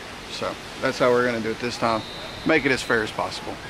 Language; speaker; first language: English; native; English